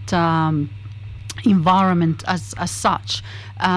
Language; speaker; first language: English; non-native, fluent; Arabic